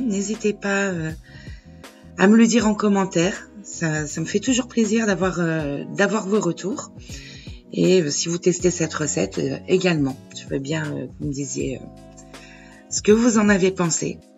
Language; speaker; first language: French; native; French